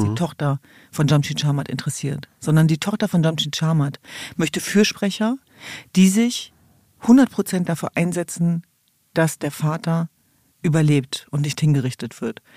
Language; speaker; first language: German; native; German